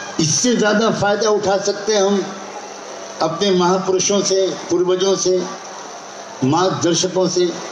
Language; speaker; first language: Hindi; native; Hindi